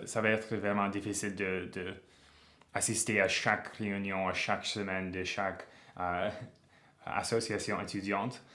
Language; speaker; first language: French; non-native, local second language; English